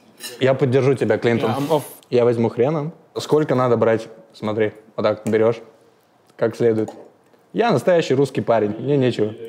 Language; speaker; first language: Russian; native; Russian